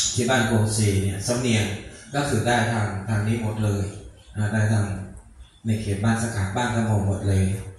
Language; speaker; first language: Thai; non-native, local second language; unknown